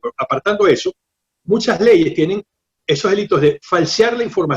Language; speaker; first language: Spanish; native; Spanish